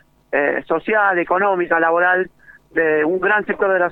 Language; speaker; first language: Spanish; native; Spanish